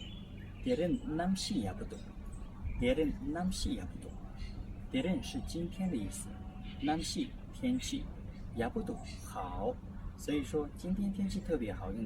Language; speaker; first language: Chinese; non-native, local second language; Tibetan